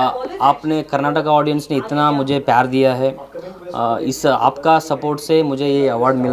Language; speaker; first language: Hindi; non-native, local second language; Kannada